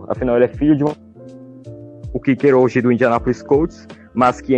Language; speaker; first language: Portuguese; native; Portuguese